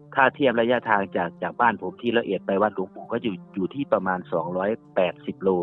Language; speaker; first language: Thai; native; Thai